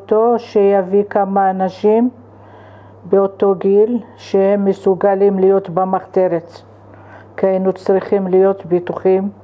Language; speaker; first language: Hebrew; non-native, fluent; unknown